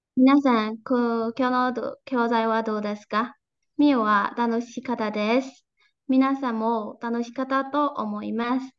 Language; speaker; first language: Japanese; non-native, learner; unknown